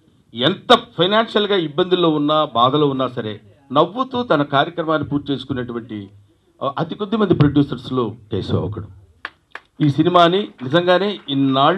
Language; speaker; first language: Telugu; native; Telugu